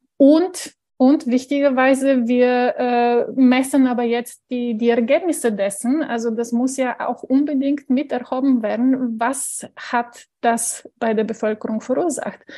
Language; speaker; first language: German; non-native, fluent; Bulgarian